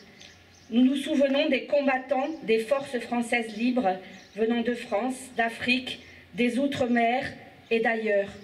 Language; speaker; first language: French; native; French